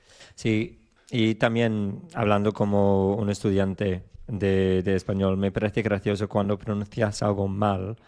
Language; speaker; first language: Spanish; non-native, fluent; English